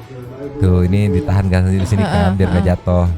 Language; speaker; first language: Indonesian; native; Indonesian